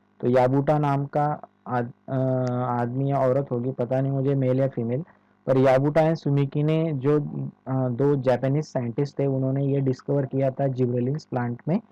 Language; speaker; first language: Hindi; non-native, local second language; Marathi